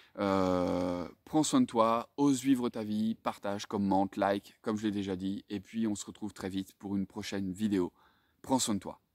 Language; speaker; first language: French; native; French